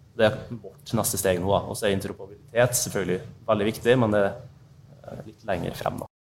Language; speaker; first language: Norwegian; native; Norwegian